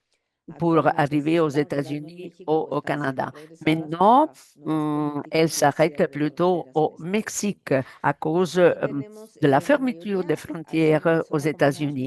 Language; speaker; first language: French; non-native, fluent; Spanish